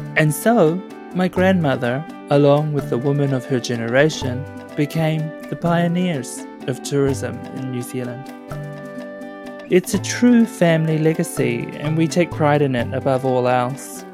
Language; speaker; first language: English; native; English